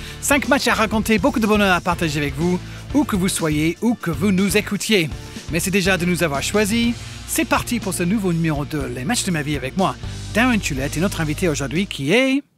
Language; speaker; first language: French; non-native, fluent; English